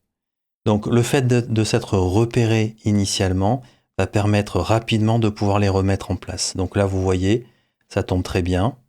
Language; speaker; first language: French; native; French